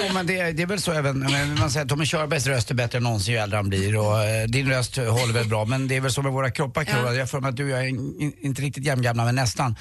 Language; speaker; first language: Swedish; native; Swedish